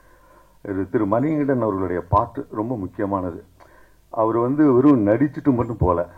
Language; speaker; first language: Tamil; native; Tamil